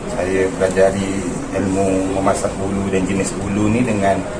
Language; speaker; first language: Malay; non-native, local second language; Javanese